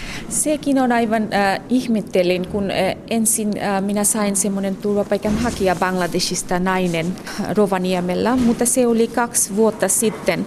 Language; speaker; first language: Finnish; non-native, fluent; Bangla